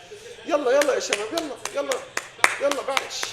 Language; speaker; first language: Arabic; native; Arabic